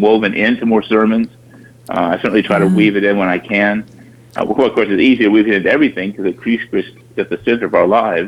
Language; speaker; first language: English; native; English